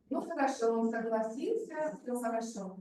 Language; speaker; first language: Russian; non-native, local second language; Uzbek